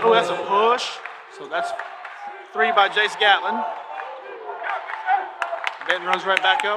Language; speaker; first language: English; native; English